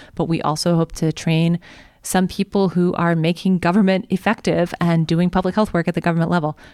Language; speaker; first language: English; native; English